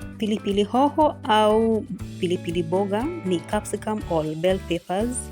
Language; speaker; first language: Swahili; native; Swahili